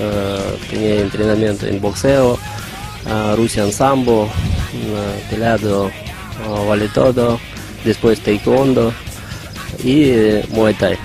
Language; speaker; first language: Spanish; non-native, learner; Russian